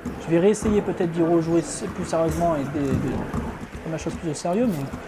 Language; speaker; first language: French; native; French